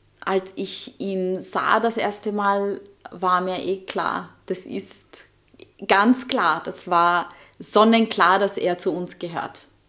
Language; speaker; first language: German; non-native, fluent; Italian